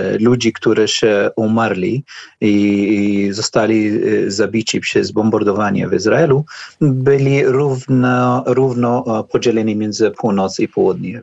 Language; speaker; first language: Polish; non-native, learner; Arabic